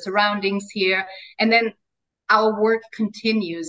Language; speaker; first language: English; non-native, fluent; German